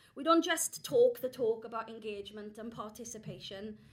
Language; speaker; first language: English; native; English